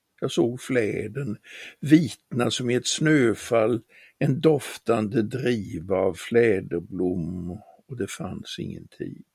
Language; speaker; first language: Swedish; native; Swedish